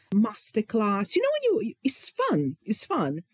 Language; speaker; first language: English; non-native, fluent; Portuguese